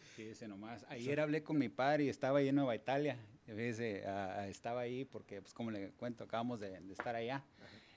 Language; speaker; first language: Spanish; early bilingual, heritage; Spanish